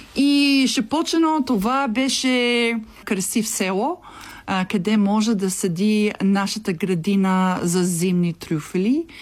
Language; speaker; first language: Bulgarian; non-native, learner; English